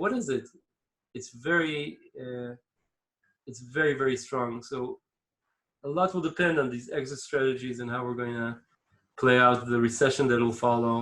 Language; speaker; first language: English; non-native, fluent; Hebrew